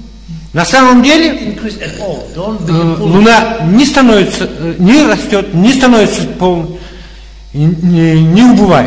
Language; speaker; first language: Russian; native; Russian